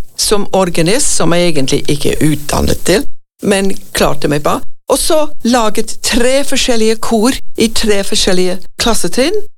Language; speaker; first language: Norwegian; non-native, fluent; English